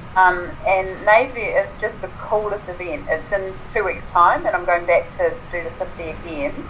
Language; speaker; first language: English; native; English